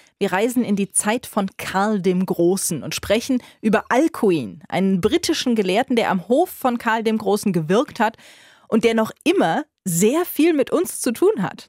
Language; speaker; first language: German; native; German